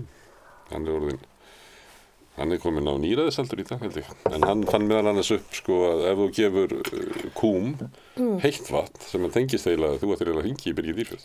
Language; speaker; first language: Icelandic; native; Icelandic